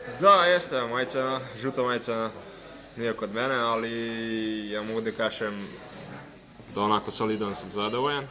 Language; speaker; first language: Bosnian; non-native, local second language; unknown